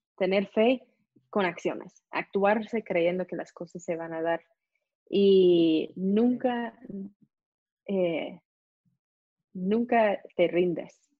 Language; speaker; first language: Spanish; non-native, fluent; English